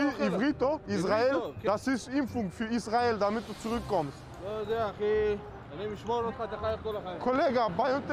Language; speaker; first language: German; early bilingual, other home language; Russian